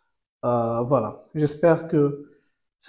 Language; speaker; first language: French; non-native, fluent; Bangla